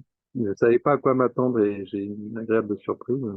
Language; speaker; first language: French; native; French